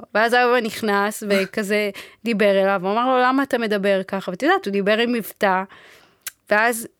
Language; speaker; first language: Hebrew; early bilingual, other home language; Amharic